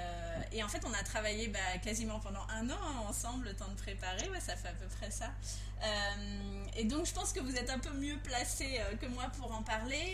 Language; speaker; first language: French; native; French